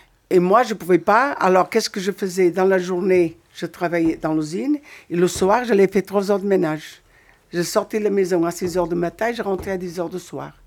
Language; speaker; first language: French; non-native, fluent; Portuguese